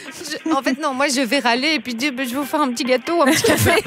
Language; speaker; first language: French; native; French